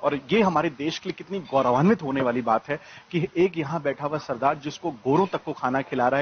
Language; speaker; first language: Hindi; native; Hindi